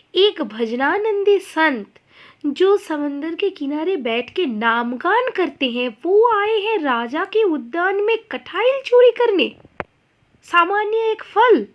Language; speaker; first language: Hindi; non-native, local second language; Bangla